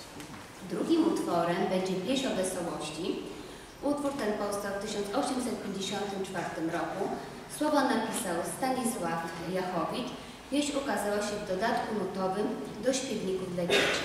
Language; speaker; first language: Polish; native; Polish